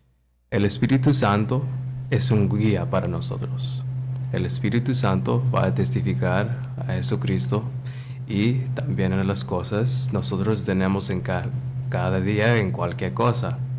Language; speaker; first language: Spanish; non-native, learner; English